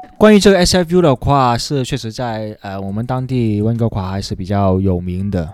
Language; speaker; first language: Chinese; non-native, local second language; Cantonese